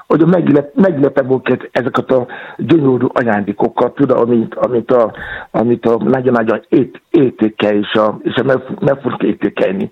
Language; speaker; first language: Hungarian; non-native, fluent; Yoruba